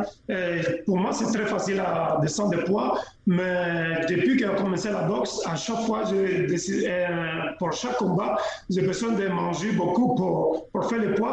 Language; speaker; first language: French; non-native, fluent; Spanish